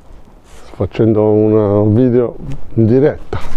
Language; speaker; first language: Italian; non-native, learner; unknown